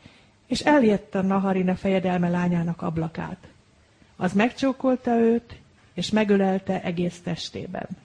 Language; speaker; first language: Hungarian; native; Hungarian